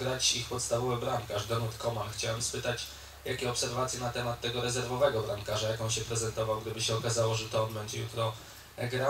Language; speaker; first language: Polish; native; Polish